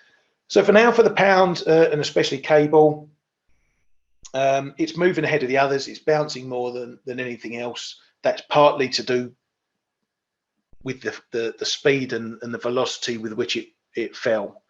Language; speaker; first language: English; native; English